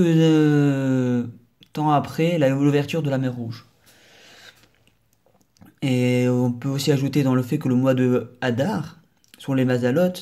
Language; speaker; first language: French; native; French